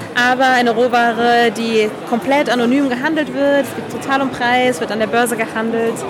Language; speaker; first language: German; non-native, fluent; Catalan